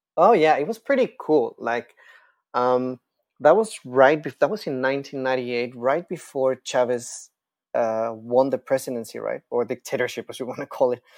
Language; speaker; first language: English; non-native, fluent; Spanish